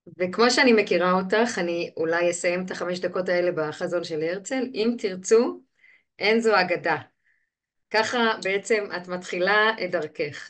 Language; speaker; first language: Hebrew; native; Hebrew